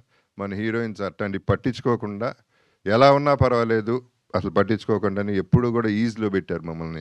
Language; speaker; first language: Telugu; native; Telugu